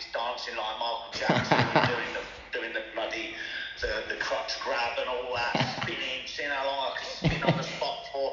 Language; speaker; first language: English; native; English